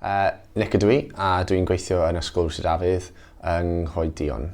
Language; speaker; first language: Welsh; non-native, local second language; English